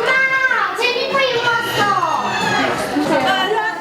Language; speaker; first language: Korean; non-native, learner; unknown